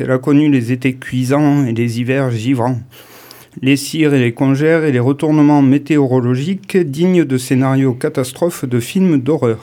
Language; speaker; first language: French; native; French